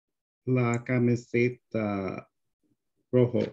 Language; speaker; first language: Spanish; non-native, learner; English